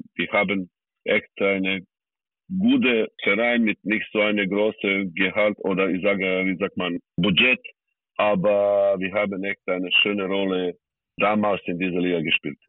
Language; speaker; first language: German; non-native, fluent; Serbian